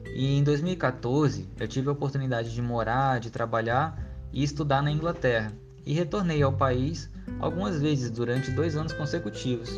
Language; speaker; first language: Portuguese; native; Portuguese